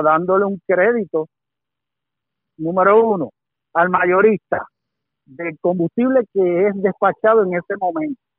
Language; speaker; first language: Spanish; native; Spanish